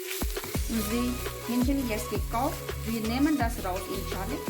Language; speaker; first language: German; non-native, learner; Urdu